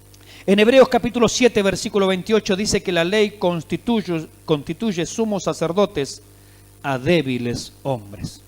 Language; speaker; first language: Spanish; native; Spanish